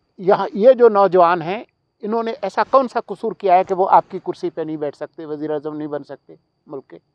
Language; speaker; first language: Urdu; non-native, local second language; Sindhi